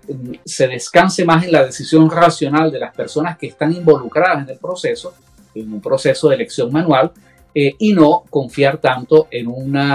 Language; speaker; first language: Spanish; native; Spanish